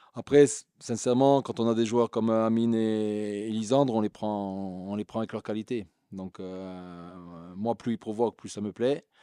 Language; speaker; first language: French; native; French